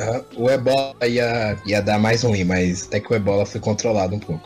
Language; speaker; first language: Portuguese; native; Portuguese